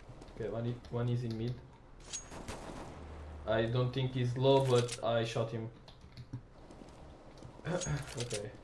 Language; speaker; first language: English; non-native, learner; Portuguese